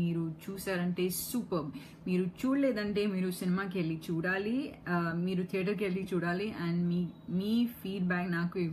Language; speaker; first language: Telugu; non-native, local second language; Hindi